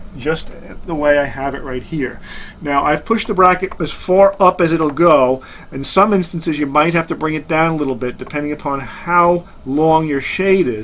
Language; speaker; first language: English; native; English